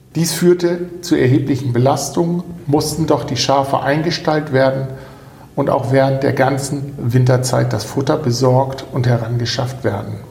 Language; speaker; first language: German; native; German